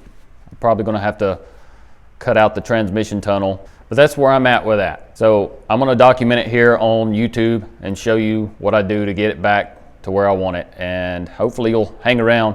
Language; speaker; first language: English; native; English